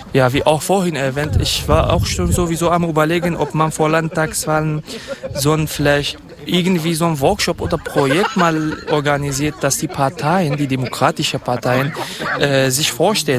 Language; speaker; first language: German; non-native, fluent; Kurdish